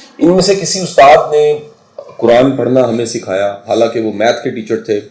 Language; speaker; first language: Urdu; non-native, local second language; Punjabi